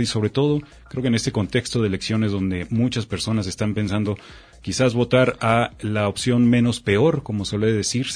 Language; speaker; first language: Spanish; native; Spanish